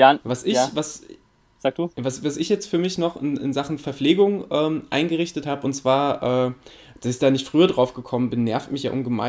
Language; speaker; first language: German; native; German